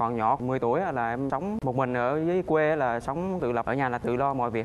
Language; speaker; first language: Vietnamese; native; Vietnamese